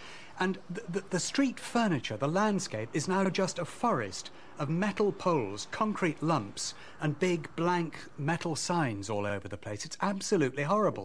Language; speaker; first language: English; native; English